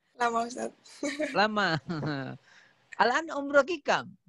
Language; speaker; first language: Arabic; non-native, fluent; Indonesian